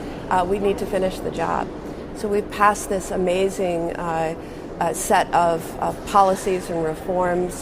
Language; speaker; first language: English; native; English